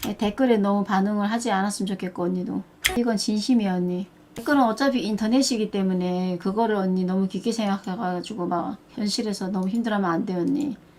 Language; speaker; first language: Korean; native; Korean